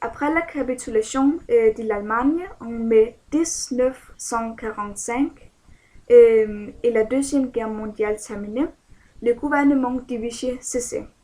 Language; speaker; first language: French; non-native, learner; Danish